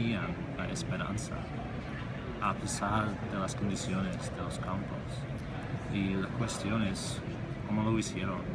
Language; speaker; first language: Spanish; non-native, fluent; English